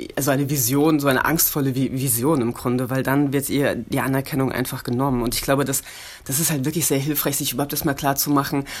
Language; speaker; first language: German; native; German